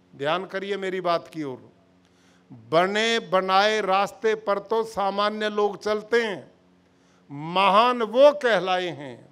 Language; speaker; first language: Hindi; native; Hindi